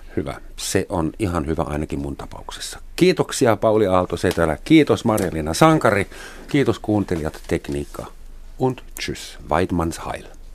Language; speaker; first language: Finnish; non-native, fluent; German